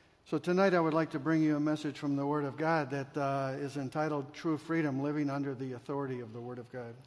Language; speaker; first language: English; native; English